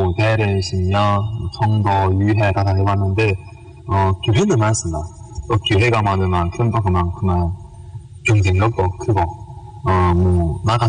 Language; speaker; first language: Korean; early bilingual, heritage; Korean